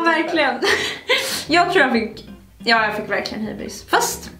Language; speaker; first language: Swedish; native; Swedish